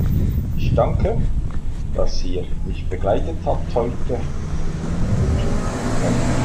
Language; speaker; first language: German; native; German